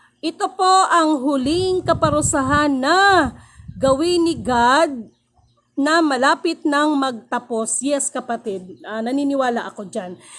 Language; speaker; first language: Filipino; non-native, local second language; Cebuano